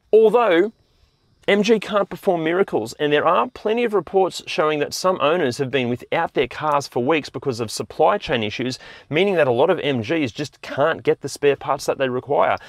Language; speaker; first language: English; native; English